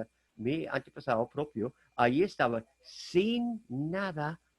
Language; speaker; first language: Spanish; non-native, fluent; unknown